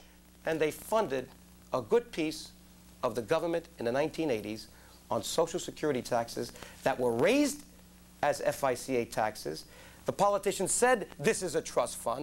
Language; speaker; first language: English; native; English